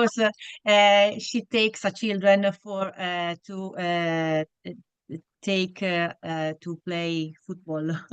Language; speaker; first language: English; non-native, learner; Italian